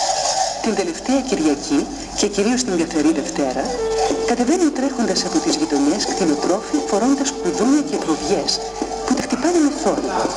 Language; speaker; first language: Greek; native; Greek